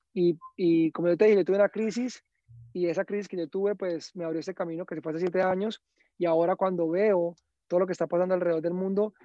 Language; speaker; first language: Spanish; native; Spanish